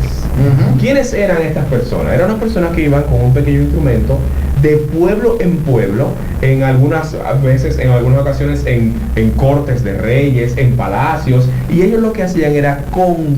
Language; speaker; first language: Spanish; native; Spanish